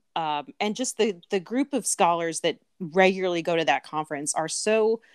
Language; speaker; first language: English; native; English